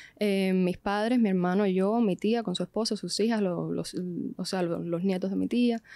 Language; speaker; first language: Spanish; native; Spanish